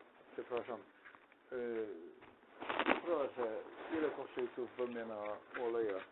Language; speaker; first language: Polish; non-native, learner; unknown